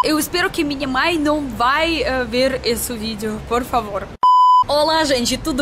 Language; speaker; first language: Portuguese; non-native, fluent; Russian